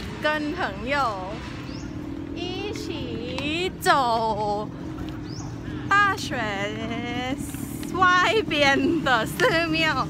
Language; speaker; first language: Chinese; non-native, learner; Thai